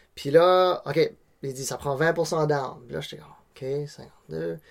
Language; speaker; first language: French; non-native, local second language; Cantonese